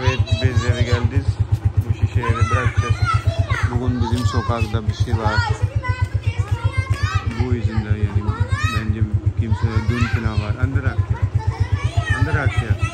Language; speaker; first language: Turkish; non-native, learner; Urdu